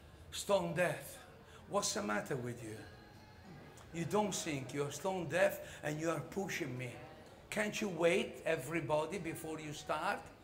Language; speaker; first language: English; non-native, fluent; Italian